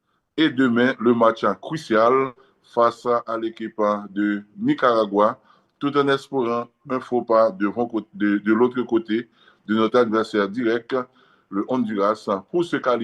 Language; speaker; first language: French; non-native, local second language; Haitian Creole